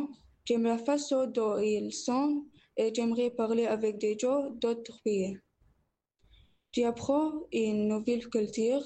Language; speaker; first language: French; non-native, learner; Arabic